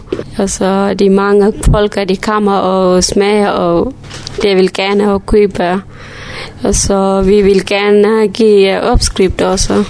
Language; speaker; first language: Danish; non-native, learner; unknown